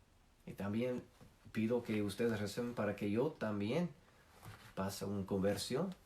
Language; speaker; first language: Spanish; non-native, fluent; English